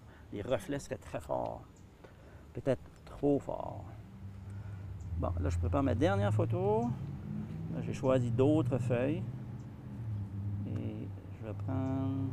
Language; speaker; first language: French; native; French